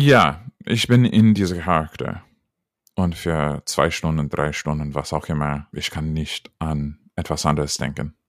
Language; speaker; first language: German; non-native, learner; English